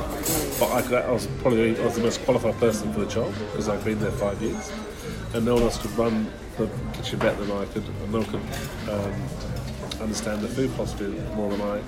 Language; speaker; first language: English; native; English